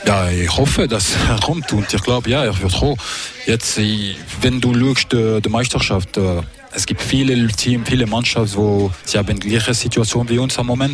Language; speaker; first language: German; non-native, local second language; French